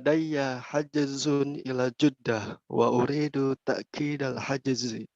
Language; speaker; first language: Arabic; non-native, learner; Indonesian